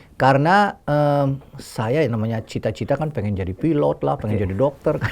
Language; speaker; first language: Indonesian; early bilingual, heritage; Indonesian